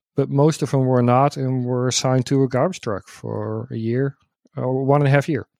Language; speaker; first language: English; non-native, fluent; Dutch